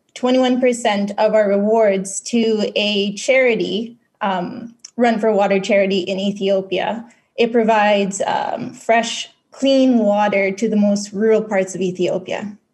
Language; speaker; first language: English; non-native, local second language; Filipino